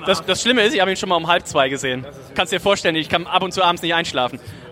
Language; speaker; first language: German; native; German